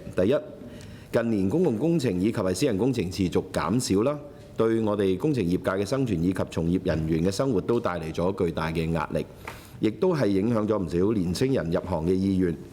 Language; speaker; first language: Cantonese; native; Cantonese